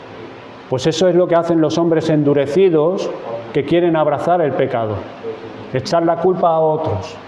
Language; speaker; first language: Spanish; native; Spanish